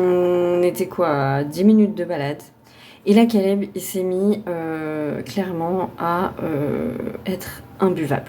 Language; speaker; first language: French; native; French